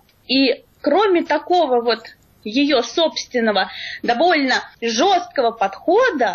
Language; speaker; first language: Russian; native; Russian